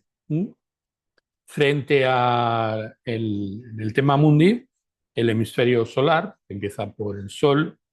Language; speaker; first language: Spanish; native; Spanish